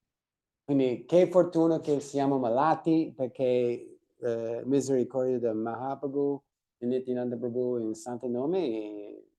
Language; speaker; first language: Italian; non-native, fluent; English